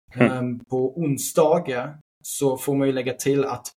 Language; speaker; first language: Swedish; non-native, fluent; German